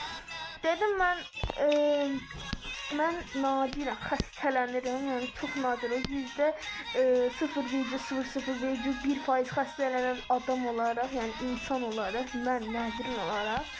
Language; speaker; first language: Turkish; non-native, local second language; Azerbaijani